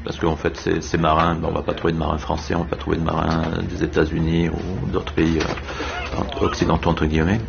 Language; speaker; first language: French; native; French